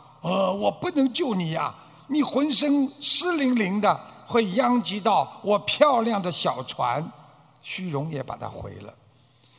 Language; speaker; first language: Chinese; native; Chinese